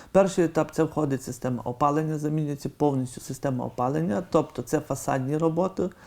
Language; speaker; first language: Ukrainian; native; Ukrainian